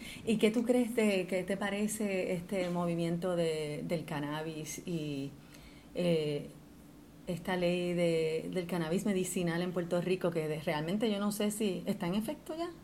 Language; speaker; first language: Spanish; early bilingual, heritage; Spanish